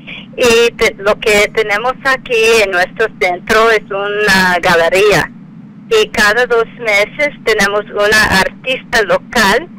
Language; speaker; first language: Spanish; non-native, fluent; English